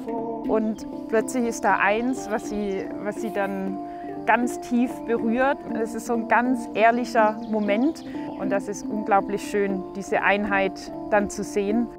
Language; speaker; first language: German; native; German